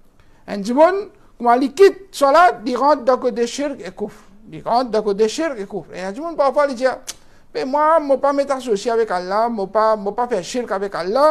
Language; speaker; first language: French; non-native, local second language; Morisyen